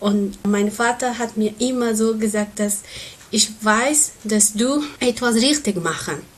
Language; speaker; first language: German; non-native, learner; Persian